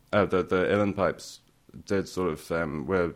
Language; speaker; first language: English; native; English